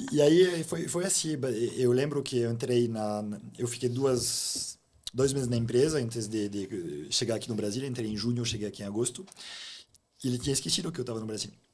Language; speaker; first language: Portuguese; non-native, fluent; French